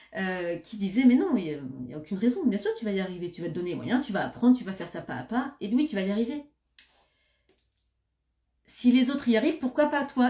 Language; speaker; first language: French; native; French